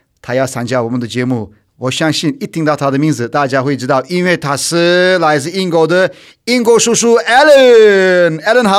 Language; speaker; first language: Chinese; non-native, fluent; Turkish